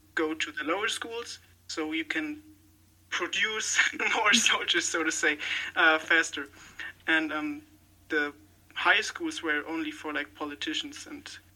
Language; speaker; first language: English; non-native, fluent; German